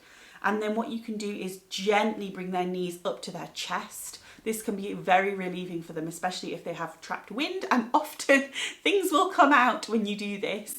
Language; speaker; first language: English; native; English